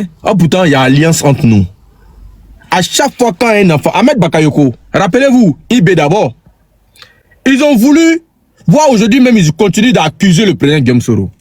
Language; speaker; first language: French; native; French